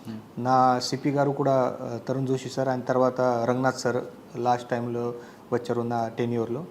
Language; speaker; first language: Telugu; non-native, fluent; Marathi